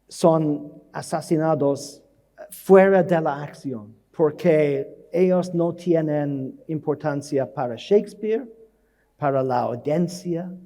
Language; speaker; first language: Spanish; non-native, learner; English